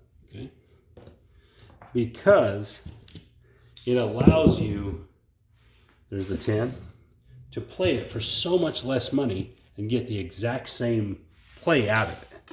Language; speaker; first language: English; native; English